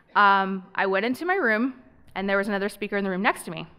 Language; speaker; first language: English; native; English